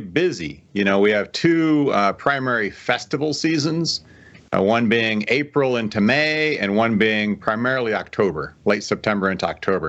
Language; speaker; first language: English; native; English